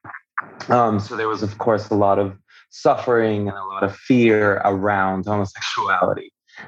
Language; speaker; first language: English; non-native, fluent; Spanish